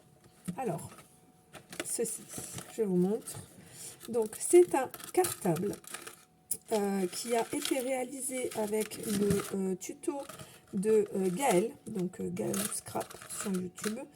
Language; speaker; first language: French; native; French